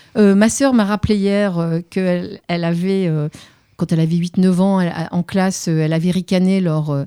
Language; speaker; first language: French; native; French